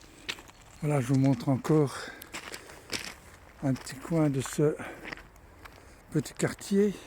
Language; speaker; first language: French; native; French